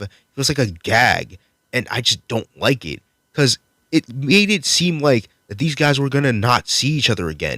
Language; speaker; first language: English; native; English